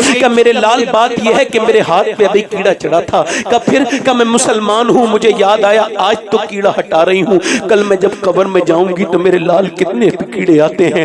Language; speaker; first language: Urdu; native; Urdu